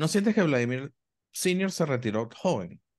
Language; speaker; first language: Spanish; native; Spanish